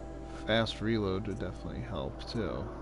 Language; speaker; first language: English; native; English